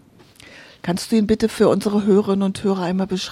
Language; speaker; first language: German; native; German